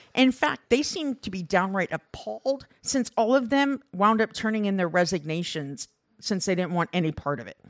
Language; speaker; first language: English; early bilingual, other home language; Korean